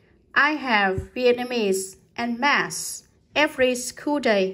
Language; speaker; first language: English; non-native, fluent; Vietnamese